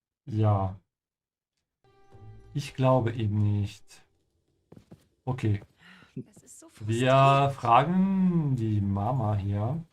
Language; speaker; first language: German; non-native, fluent; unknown